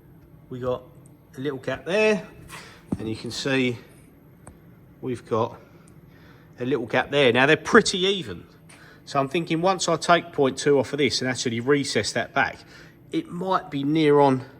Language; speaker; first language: English; native; English